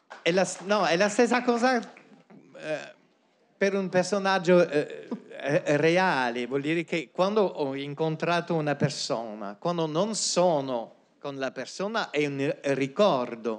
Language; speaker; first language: Italian; non-native, fluent; French